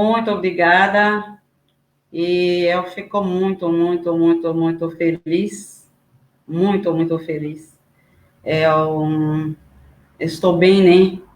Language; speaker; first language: Portuguese; non-native, learner; Haitian Creole